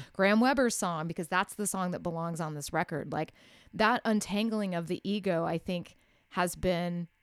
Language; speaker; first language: English; native; English